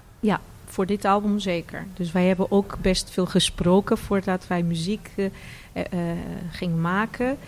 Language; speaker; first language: Dutch; non-native, fluent; Portuguese